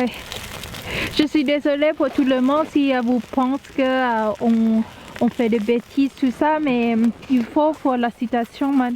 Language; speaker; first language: French; non-native, learner; Thai